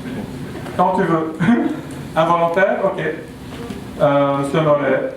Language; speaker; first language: French; non-native, local second language; Arabic